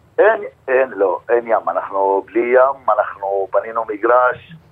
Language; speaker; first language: Hebrew; non-native, local second language; Arabic